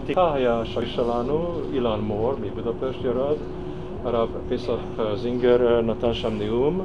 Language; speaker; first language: Hebrew; non-native, fluent; Hungarian